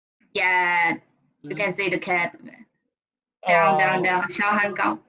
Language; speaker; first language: English; non-native, learner; Thai